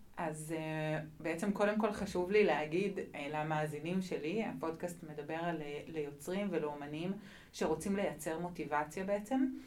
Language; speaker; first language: Hebrew; native; Hebrew